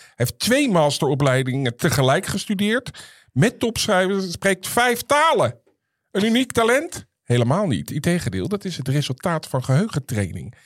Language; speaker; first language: Dutch; native; Dutch